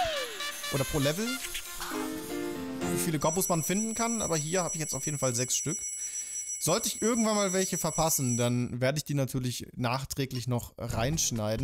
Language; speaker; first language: German; native; German